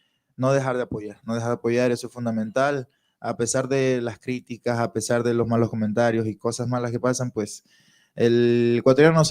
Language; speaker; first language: Spanish; native; Spanish